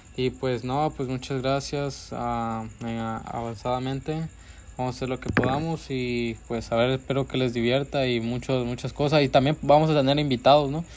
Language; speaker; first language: Spanish; early bilingual, heritage; Spanish